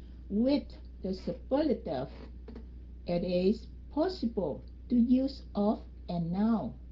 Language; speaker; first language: English; non-native, fluent; Vietnamese